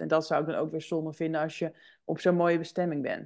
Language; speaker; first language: Dutch; native; Dutch